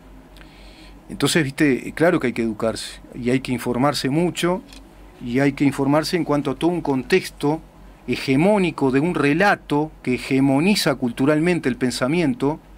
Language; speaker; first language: Spanish; native; Spanish